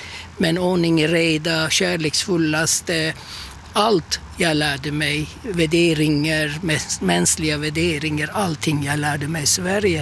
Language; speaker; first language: Swedish; non-native, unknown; Turkish